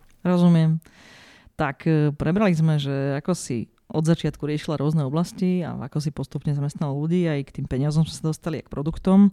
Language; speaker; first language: Slovak; native; Slovak